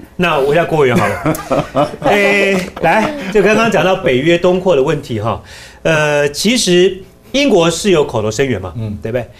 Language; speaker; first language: Chinese; native; Chinese